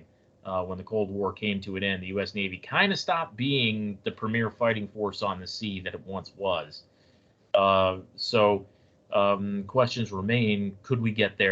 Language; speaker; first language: English; native; English